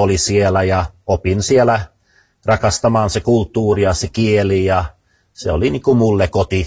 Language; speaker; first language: Finnish; early bilingual, other home language; Swedish